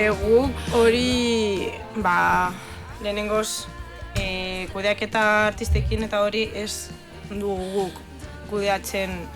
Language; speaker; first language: Basque; non-native, local second language; Spanish